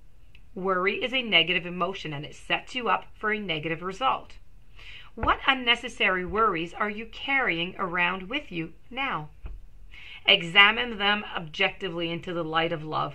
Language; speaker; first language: English; non-native, local second language; French